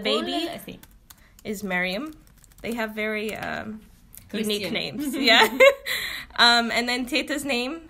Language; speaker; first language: English; early bilingual, other home language; Arabic